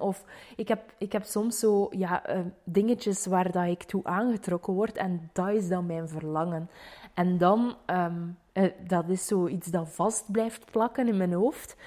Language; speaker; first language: Dutch; native; Dutch